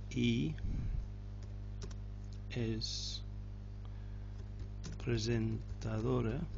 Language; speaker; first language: Spanish; non-native, fluent; English